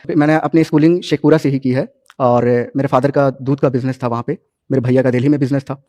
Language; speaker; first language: Hindi; native; Hindi